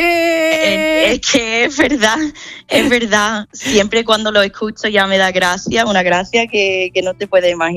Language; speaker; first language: Spanish; non-native, fluent; English